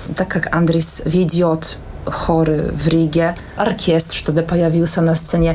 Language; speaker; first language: Russian; non-native, fluent; Polish